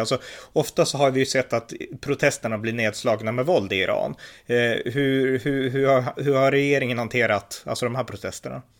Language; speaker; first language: Swedish; native; Swedish